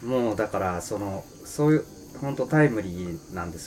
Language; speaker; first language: Japanese; native; Japanese